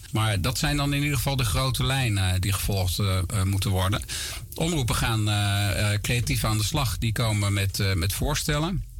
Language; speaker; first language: Dutch; native; Dutch